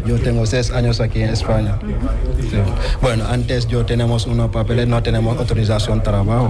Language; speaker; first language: Spanish; non-native, learner; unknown